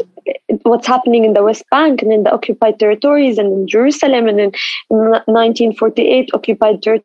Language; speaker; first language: English; non-native, fluent; Arabic